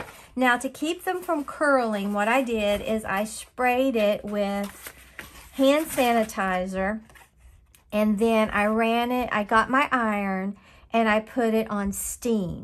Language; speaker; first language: English; native; English